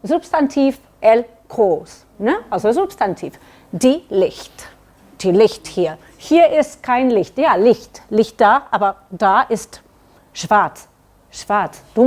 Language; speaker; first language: German; non-native, learner; Catalan